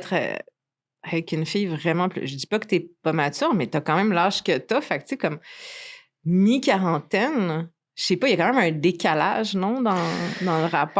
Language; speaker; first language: French; native; French